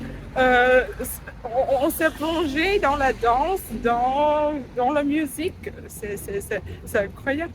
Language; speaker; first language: French; non-native, learner; Vietnamese